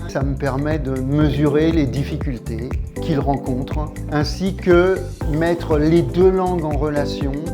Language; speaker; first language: French; native; French